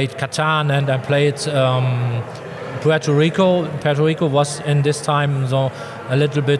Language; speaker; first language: English; non-native, learner; German